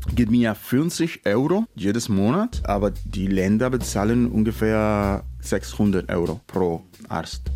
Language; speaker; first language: German; non-native, learner; Spanish